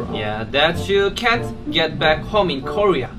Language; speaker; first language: English; non-native, fluent; Korean